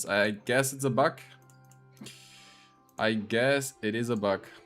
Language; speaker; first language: English; non-native, fluent; German